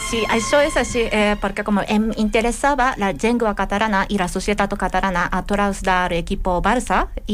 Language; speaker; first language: Catalan; non-native, learner; Japanese